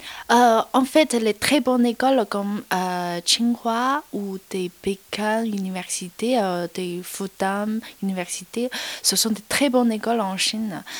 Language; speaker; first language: French; non-native, learner; Chinese